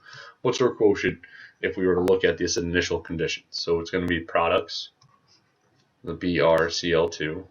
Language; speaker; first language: English; native; English